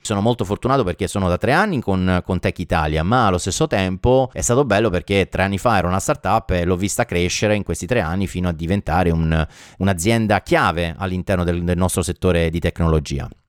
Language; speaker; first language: Italian; native; Italian